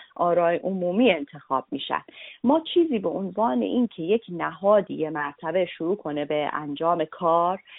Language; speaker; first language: Persian; native; Persian